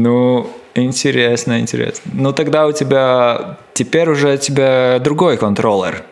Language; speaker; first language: Russian; non-native, local second language; Latvian